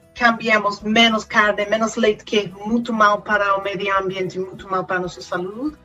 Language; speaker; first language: Portuguese; non-native, fluent; English